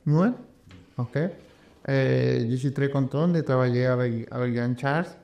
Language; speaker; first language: French; non-native, learner; Spanish